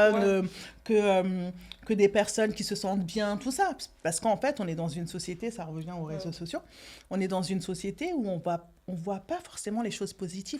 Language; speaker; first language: French; native; French